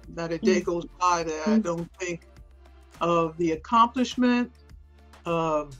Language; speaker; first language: English; native; English